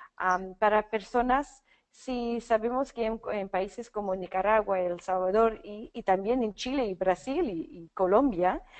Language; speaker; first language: Spanish; non-native, fluent; English